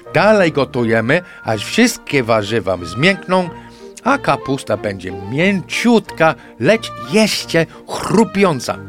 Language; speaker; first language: Polish; non-native, fluent; English